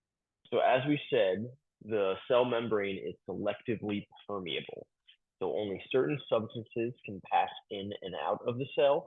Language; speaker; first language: English; native; English